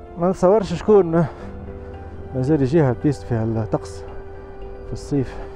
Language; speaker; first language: Arabic; native; Arabic